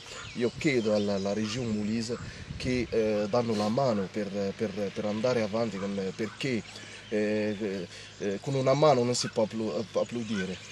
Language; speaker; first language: Italian; non-native, learner; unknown